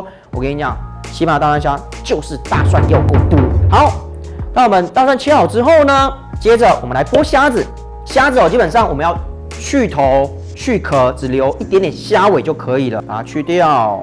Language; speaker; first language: Chinese; native; Chinese